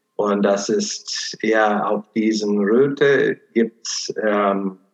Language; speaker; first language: German; non-native, fluent; English